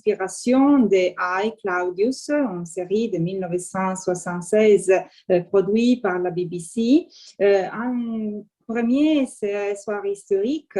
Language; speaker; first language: French; non-native, fluent; Italian